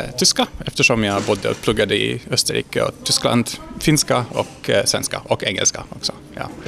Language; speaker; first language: Swedish; non-native, fluent; Hungarian